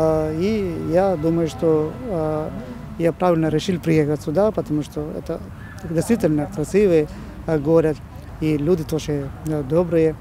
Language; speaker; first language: Russian; non-native, fluent; Malayalam